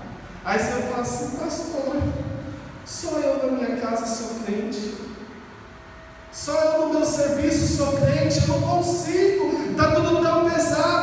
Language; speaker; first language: Portuguese; native; Portuguese